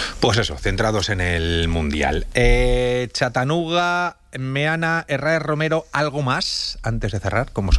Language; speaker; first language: Spanish; native; Spanish